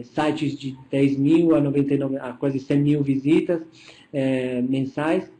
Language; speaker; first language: Portuguese; non-native, fluent; Italian